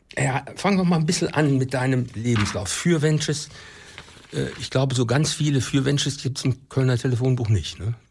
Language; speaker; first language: German; native; German